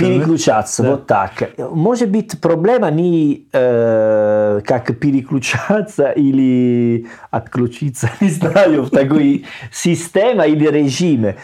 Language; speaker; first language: Russian; non-native, learner; Italian